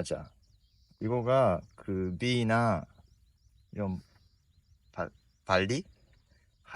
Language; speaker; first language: Korean; non-native, learner; Japanese